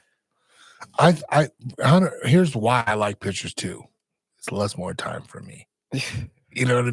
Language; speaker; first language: English; native; English